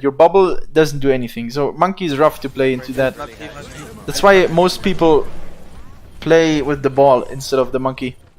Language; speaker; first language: English; non-native, fluent; German